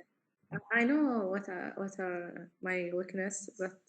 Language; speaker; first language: English; non-native, learner; Arabic